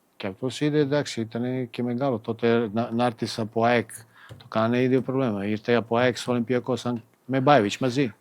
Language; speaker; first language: Greek; non-native, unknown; Serbian